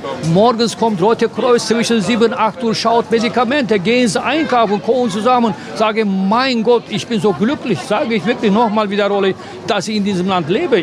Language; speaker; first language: German; non-native, fluent; Turkish